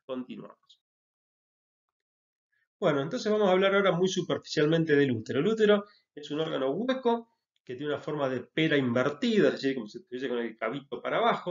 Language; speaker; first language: Spanish; native; Spanish